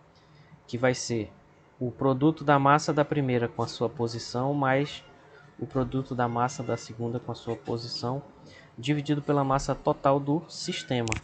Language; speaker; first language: Portuguese; native; Portuguese